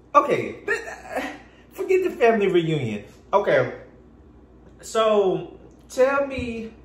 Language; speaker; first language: English; native; English